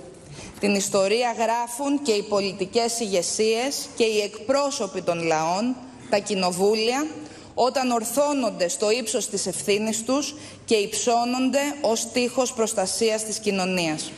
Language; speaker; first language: Greek; native; Greek